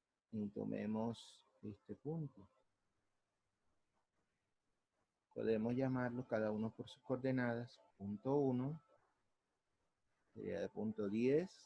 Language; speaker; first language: Spanish; native; Spanish